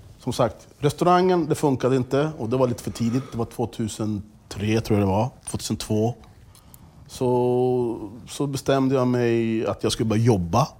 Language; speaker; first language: Swedish; early bilingual, other home language; English